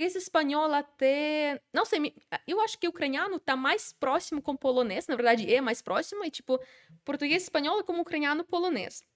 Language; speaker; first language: Portuguese; non-native, fluent; Ukrainian